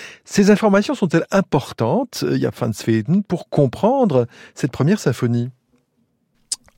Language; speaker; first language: French; native; French